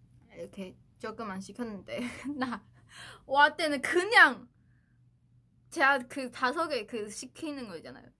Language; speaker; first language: Korean; non-native, fluent; Chinese